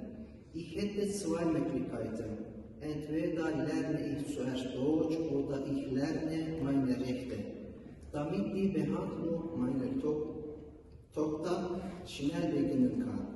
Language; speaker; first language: German; non-native, learner; Turkish